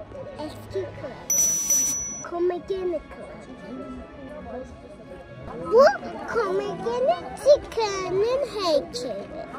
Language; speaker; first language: Turkish; non-native, learner; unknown